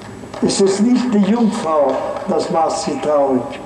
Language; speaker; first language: German; non-native, fluent; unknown